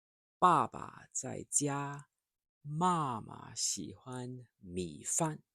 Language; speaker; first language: Chinese; non-native, fluent; English